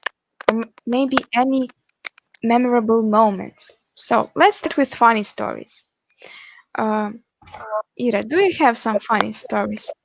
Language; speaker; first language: English; non-native, fluent; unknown